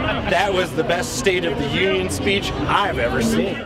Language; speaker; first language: English; native; English